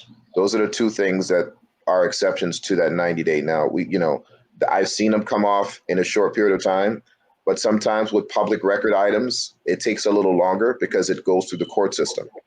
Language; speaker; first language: English; native; English